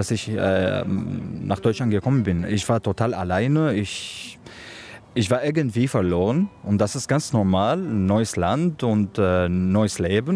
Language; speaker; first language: German; non-native, fluent; Arabic